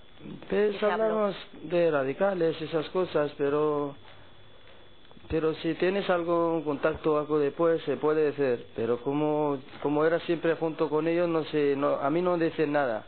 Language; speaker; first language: Spanish; non-native, learner; Arabic